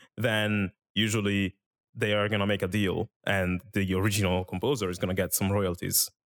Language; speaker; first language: English; non-native, fluent; Italian